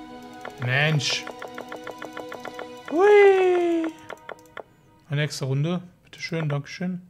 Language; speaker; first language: German; native; German